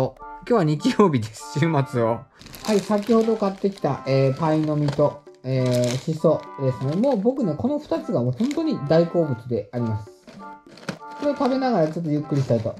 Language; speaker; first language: Japanese; native; Japanese